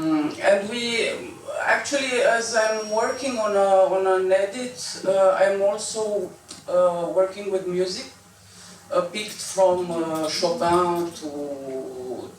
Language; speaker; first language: English; non-native, fluent; Romanian